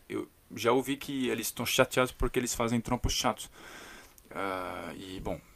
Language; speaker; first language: Portuguese; non-native, fluent; French